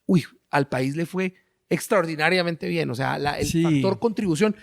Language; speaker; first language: Spanish; native; Spanish